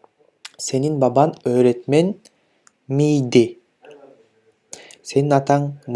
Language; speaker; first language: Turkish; non-native, fluent; Kyrgyz